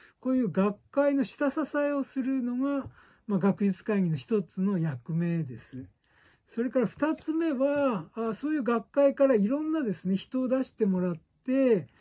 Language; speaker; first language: Japanese; native; Japanese